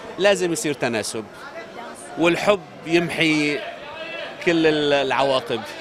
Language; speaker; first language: Arabic; native; Arabic